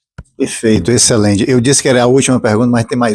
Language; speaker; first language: Portuguese; native; Portuguese